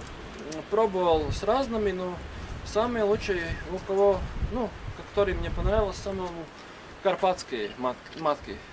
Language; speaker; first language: Russian; non-native, learner; Latvian